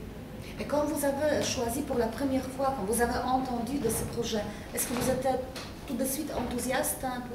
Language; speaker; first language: French; non-native, fluent; Polish